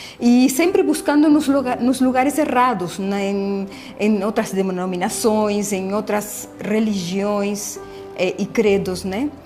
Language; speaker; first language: Portuguese; non-native, fluent; Spanish